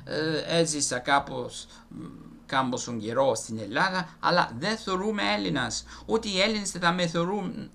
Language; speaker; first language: Greek; non-native, fluent; Italian